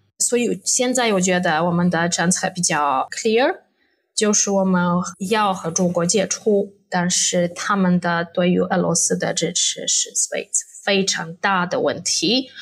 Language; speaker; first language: Chinese; non-native, fluent; Polish